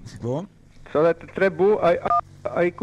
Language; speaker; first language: French; non-native, local second language; Dutch